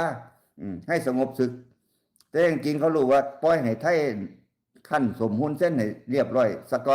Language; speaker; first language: Thai; non-native, local second language; Lao